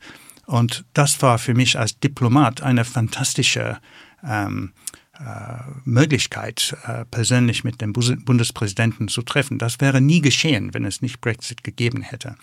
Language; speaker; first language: German; non-native, fluent; English